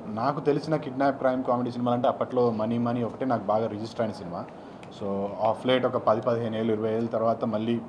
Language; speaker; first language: Telugu; native; Telugu